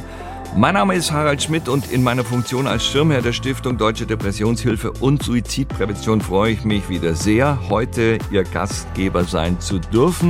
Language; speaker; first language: German; native; German